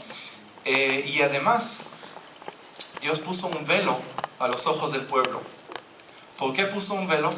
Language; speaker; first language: Spanish; non-native, fluent; Hebrew